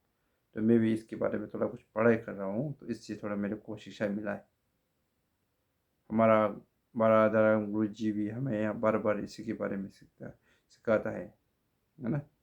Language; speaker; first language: Hindi; non-native, local second language; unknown